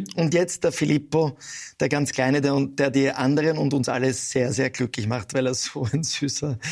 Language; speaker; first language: German; non-native, local second language; Italian